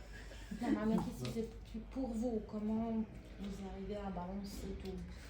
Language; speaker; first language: French; non-native, fluent; Italian